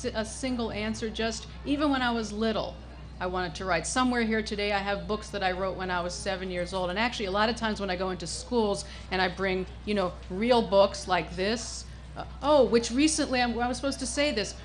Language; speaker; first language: English; native; English